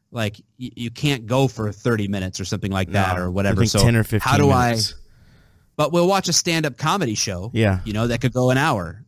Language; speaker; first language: English; native; English